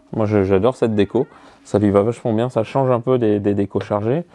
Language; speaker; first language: French; native; French